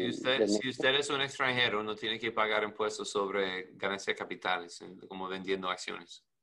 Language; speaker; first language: Spanish; non-native, learner; English